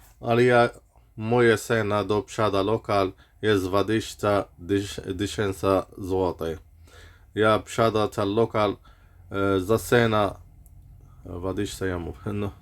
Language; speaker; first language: Polish; non-native, learner; Arabic